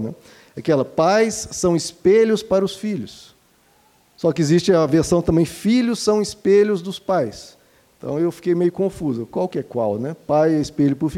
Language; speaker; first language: Portuguese; native; Portuguese